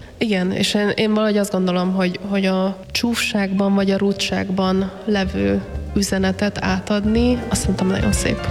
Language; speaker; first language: Hungarian; native; Hungarian